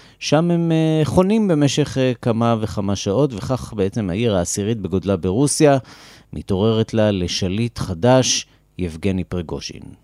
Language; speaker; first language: Hebrew; native; Hebrew